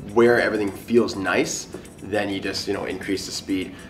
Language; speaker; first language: English; native; English